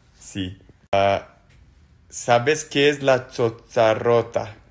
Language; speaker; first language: Spanish; non-native, learner; Serbian